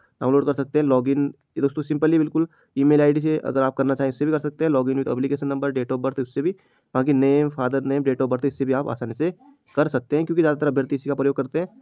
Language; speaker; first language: Hindi; native; Hindi